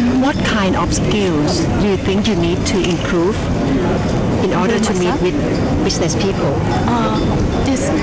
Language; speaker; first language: English; non-native, fluent; Thai